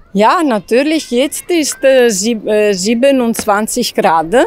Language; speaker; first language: German; non-native, learner; Italian